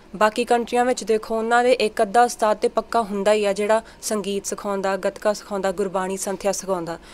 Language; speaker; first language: Punjabi; early bilingual, heritage; Punjabi